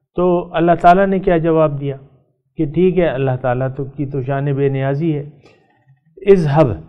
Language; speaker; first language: Urdu; non-native, local second language; Pashto